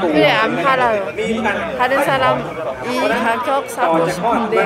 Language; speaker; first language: Korean; non-native, learner; Thai